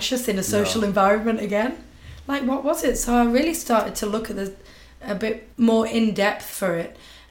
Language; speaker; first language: English; native; English